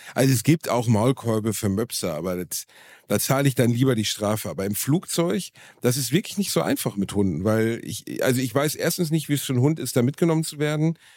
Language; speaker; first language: German; native; German